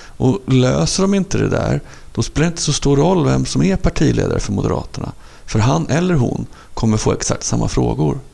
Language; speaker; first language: Swedish; native; Swedish